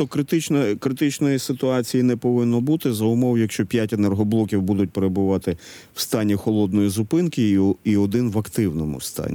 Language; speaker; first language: Ukrainian; native; Ukrainian